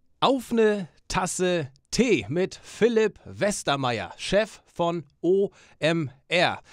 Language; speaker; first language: German; native; German